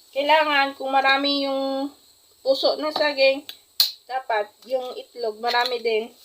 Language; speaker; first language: Filipino; non-native, local second language; Hiligaynon